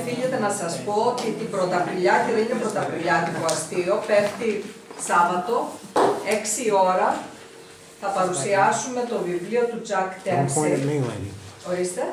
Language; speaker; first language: Greek; native; Greek